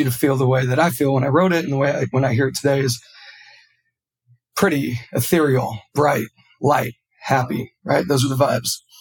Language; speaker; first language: English; native; English